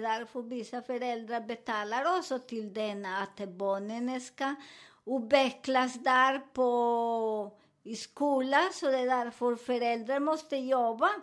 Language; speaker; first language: Swedish; non-native, fluent; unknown